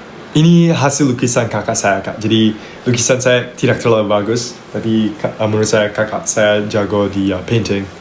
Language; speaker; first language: Indonesian; non-native, local second language; English